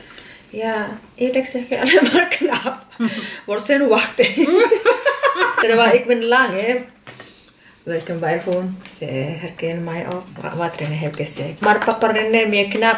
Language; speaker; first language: Dutch; non-native, learner; Indonesian